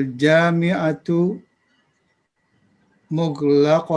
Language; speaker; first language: Arabic; non-native, learner; Indonesian